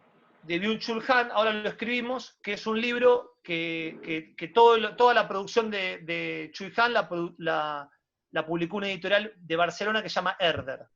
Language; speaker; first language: Spanish; native; Spanish